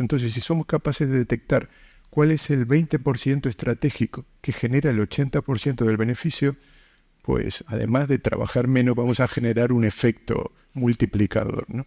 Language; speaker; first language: Spanish; native; Spanish